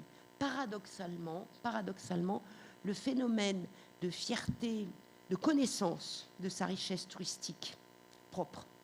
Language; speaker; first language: French; native; French